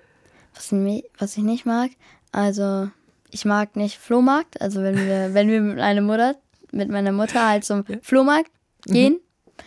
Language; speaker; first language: German; early bilingual, other home language; Kurdish